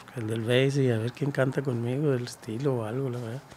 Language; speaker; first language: Spanish; native; Spanish